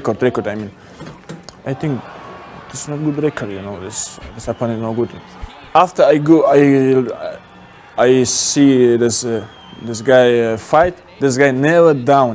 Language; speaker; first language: English; non-native, learner; Russian